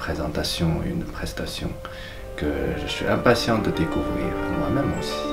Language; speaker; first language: French; non-native, fluent; Chinese